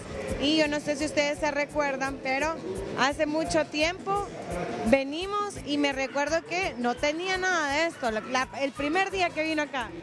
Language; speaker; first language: Spanish; native; Spanish